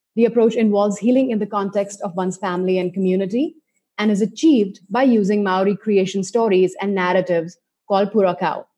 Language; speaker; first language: English; non-native, local second language; Hindi